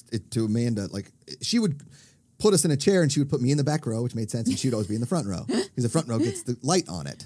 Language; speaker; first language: English; native; English